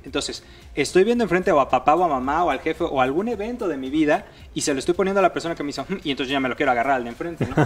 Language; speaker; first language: Spanish; native; Spanish